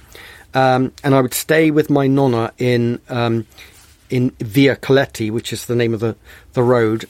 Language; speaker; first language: English; native; English